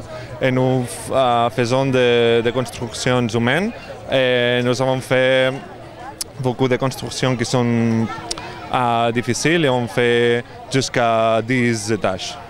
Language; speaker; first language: French; non-native, learner; Catalan